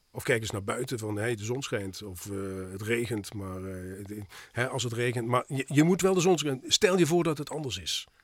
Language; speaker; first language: Dutch; native; Dutch